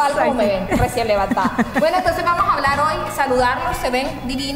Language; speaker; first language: Spanish; native; Spanish